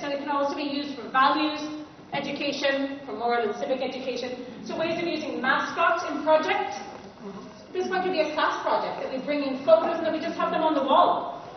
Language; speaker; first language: English; native; English